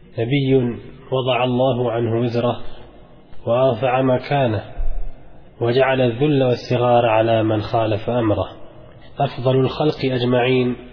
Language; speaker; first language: Arabic; native; Arabic